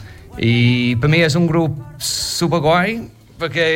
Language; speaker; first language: Catalan; non-native, fluent; English